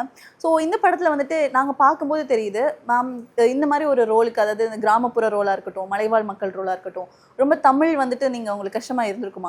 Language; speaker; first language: Tamil; native; Tamil